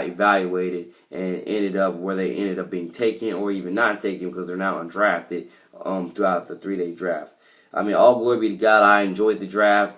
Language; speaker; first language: English; native; English